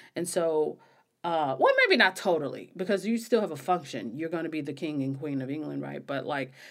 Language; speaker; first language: English; native; English